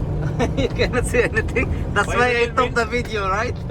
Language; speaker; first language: English; non-native, learner; Filipino